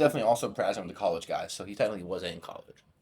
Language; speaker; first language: English; native; English